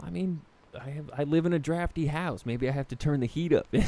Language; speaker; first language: English; native; English